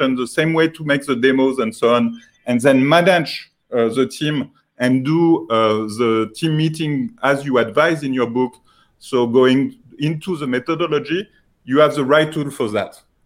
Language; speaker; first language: English; non-native, fluent; French